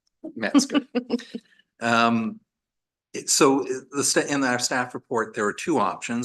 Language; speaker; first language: English; native; English